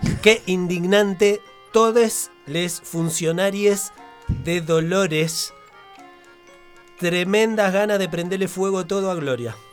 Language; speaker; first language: Spanish; native; Spanish